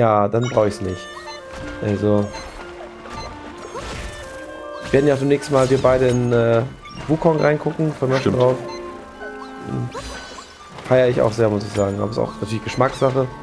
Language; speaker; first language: German; native; German